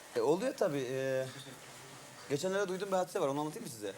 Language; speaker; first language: Turkish; native; Turkish